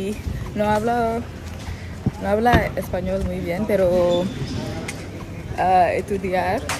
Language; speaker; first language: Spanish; non-native, learner; English